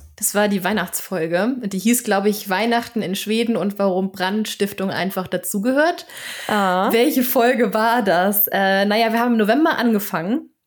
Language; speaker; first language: German; native; German